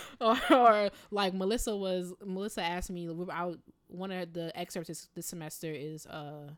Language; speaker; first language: English; native; English